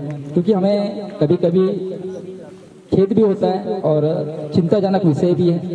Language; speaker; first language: Hindi; native; Hindi